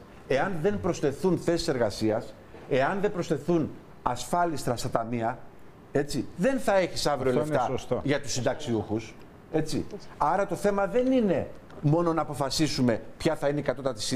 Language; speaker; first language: Greek; native; Greek